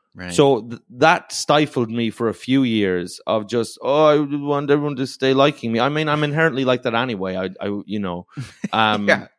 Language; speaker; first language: English; native; English